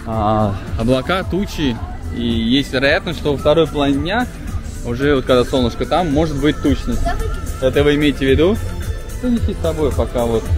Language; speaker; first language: Russian; native; Russian